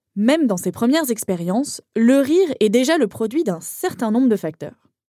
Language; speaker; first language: French; native; French